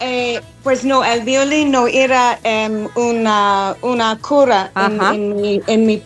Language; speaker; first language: Spanish; non-native, learner; English